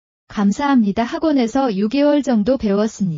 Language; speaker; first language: Korean; non-native, learner; Nepali